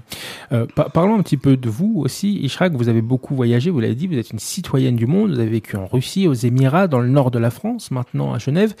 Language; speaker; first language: French; native; French